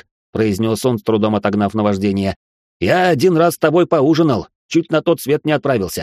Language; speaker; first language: Russian; native; Russian